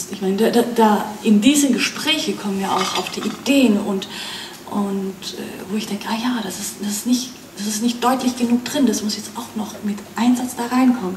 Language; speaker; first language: German; non-native, fluent; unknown